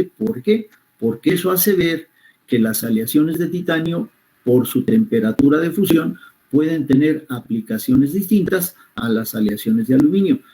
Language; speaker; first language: Spanish; native; Spanish